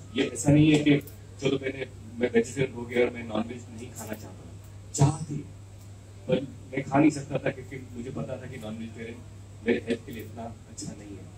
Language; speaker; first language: Hindi; non-native, local second language; Marathi